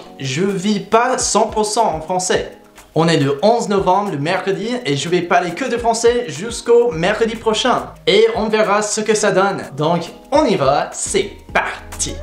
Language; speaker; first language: French; non-native, fluent; English